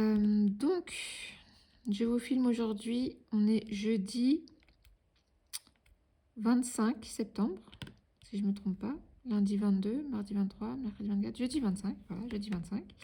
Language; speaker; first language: French; native; French